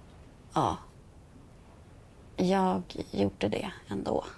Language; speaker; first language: Swedish; native; Swedish